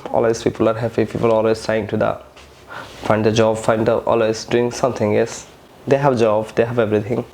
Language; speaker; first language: English; non-native, local second language; Bangla